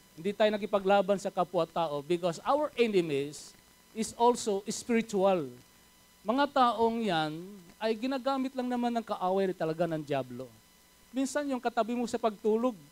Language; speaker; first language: Filipino; native; Filipino